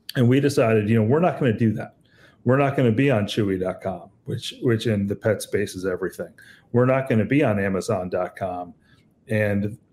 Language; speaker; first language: English; native; English